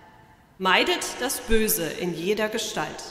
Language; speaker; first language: German; native; German